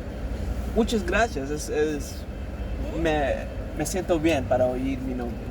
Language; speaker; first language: Spanish; early bilingual, heritage; English